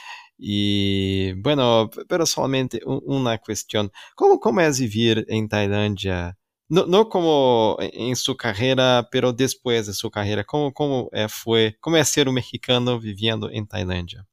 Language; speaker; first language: Spanish; non-native, learner; Portuguese